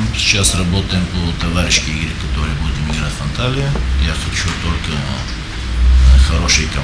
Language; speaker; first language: Russian; non-native, learner; Romanian